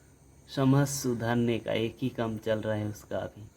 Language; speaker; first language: Hindi; non-native, local second language; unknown